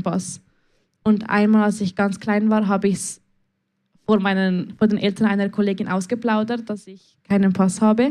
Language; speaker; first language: German; early bilingual, other home language; Spanish